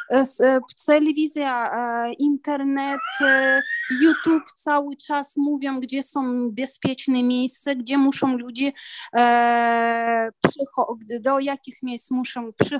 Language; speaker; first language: Polish; non-native, learner; Ukrainian